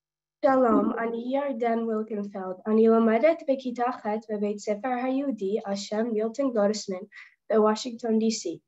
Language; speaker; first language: Hebrew; non-native, learner; English